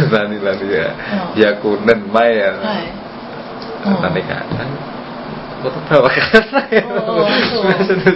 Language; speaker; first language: Japanese; non-native, learner; Indonesian